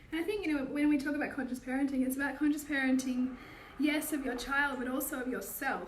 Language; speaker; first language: English; native; English